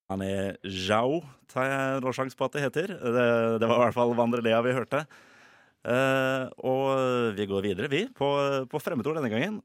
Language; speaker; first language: Norwegian; native; Norwegian